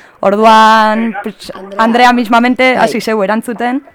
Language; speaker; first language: Basque; native; Basque